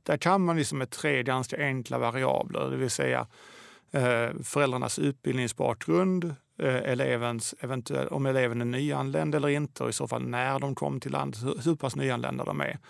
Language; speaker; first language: Swedish; native; Swedish